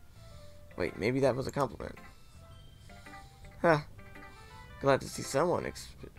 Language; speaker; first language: English; native; English